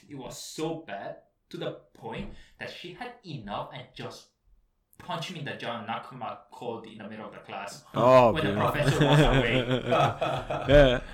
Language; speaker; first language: English; early bilingual, heritage; Spanish